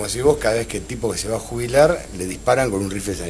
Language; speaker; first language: Spanish; native; Spanish